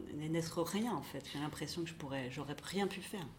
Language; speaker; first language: French; native; French